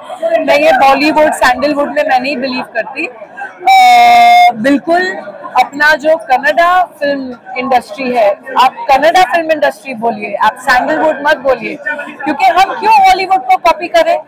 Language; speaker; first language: Hindi; native; Hindi